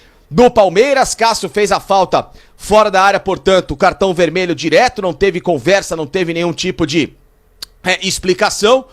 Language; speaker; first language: Portuguese; native; Portuguese